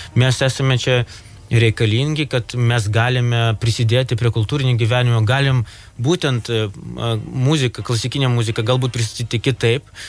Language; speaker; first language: Lithuanian; non-native, local second language; Russian